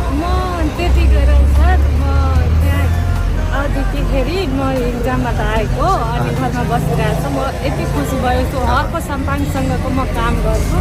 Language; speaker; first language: Nepali; non-native, local second language; Maithili